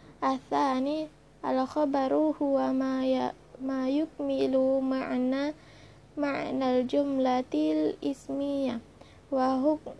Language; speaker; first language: Arabic; non-native, learner; Indonesian